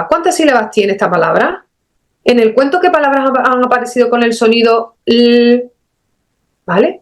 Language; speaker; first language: Spanish; native; Spanish